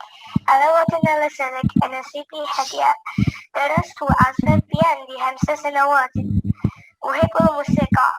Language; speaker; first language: Arabic; non-native, learner; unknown